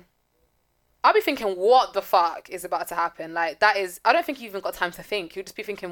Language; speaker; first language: English; native; English